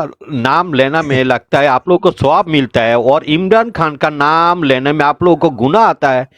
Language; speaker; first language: Hindi; non-native, local second language; Bangla